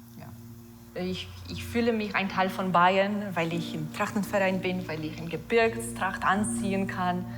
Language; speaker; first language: German; non-native, fluent; Portuguese